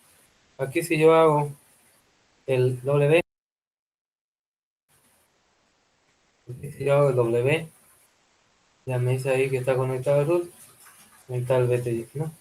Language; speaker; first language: Spanish; native; Spanish